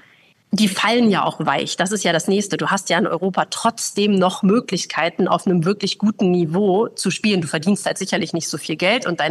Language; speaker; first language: German; native; German